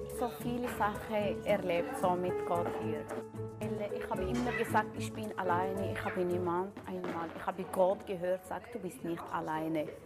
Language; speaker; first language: German; non-native, learner; Arabic